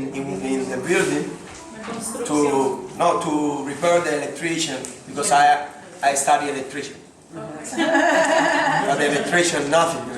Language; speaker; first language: English; non-native, learner; Spanish